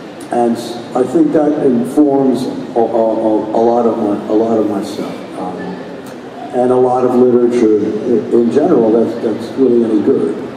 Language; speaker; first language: English; native; English